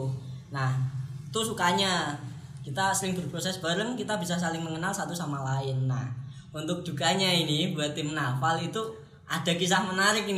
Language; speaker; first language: Indonesian; native; Indonesian